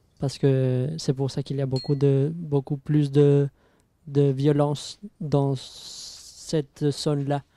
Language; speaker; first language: French; non-native, fluent; Spanish